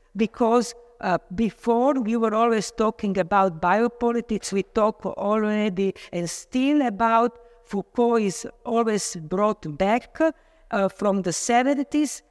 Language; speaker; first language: English; non-native, fluent; Slovenian